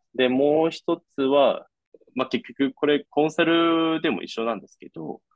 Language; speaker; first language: Japanese; non-native, fluent; Chinese